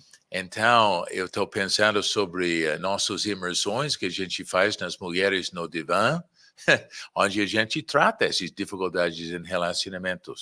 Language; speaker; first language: Portuguese; non-native, fluent; English